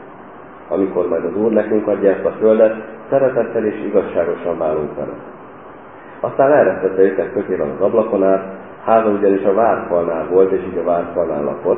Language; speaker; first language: Hungarian; native; Hungarian